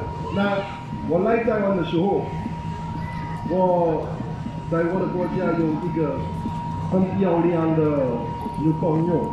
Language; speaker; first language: Chinese; non-native, learner; English